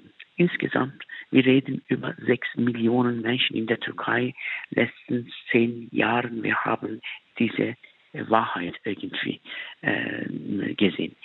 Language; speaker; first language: German; non-native, fluent; Turkish